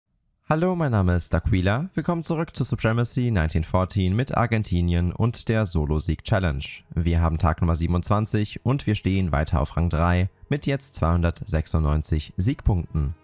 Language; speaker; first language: German; native; German